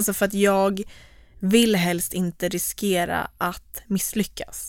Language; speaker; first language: Swedish; native; Swedish